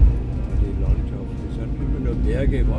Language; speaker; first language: German; native; German